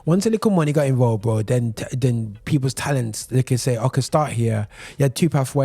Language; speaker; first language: English; native; English